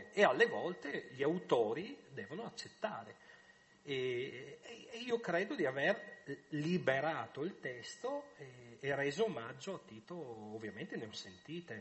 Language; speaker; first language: Italian; native; Italian